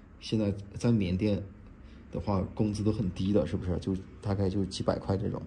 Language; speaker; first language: Chinese; native; Chinese